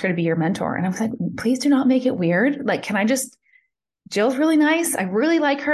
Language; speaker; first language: English; native; English